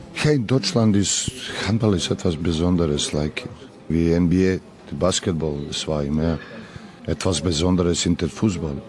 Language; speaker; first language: German; non-native, learner; Serbian